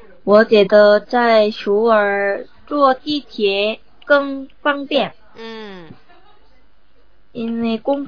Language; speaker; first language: Chinese; non-native, learner; Korean